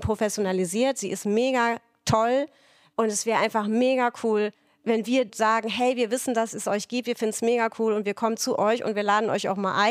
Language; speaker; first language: German; native; German